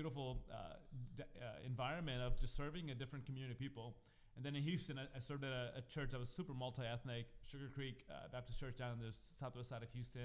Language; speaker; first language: English; non-native, local second language; Malayalam